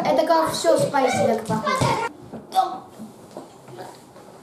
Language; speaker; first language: Russian; early bilingual, heritage; Russian